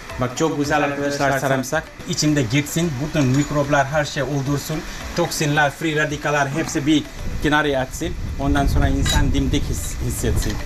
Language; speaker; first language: Turkish; non-native, learner; English